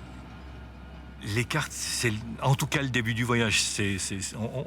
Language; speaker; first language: French; native; French